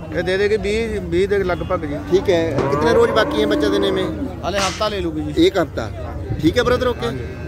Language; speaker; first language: Hindi; non-native, local second language; Punjabi